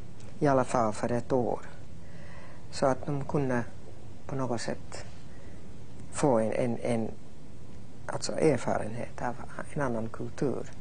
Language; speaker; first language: Swedish; non-native, fluent; English